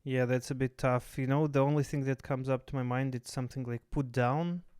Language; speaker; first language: English; non-native, fluent; Russian